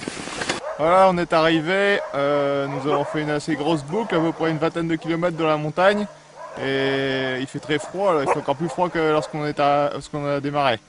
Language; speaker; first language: French; native; French